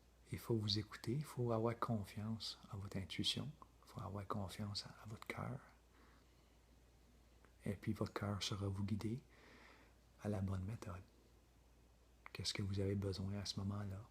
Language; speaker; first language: French; native; French